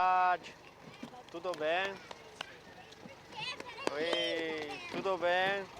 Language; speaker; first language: Portuguese; non-native, learner; Italian